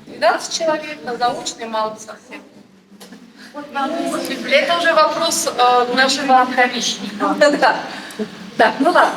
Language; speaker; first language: Russian; native; Russian